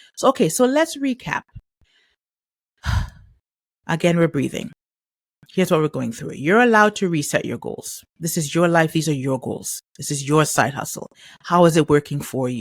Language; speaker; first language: English; native; English